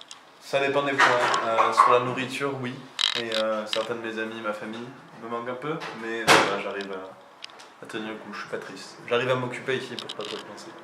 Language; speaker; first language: French; native; French